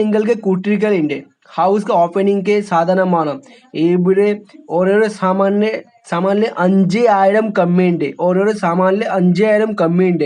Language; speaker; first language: Malayalam; non-native, learner; Hindi